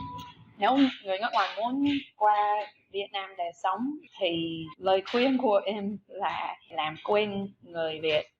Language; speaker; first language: Vietnamese; non-native, fluent; English